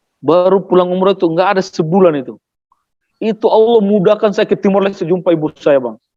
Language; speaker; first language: Indonesian; non-native, local second language; Tetum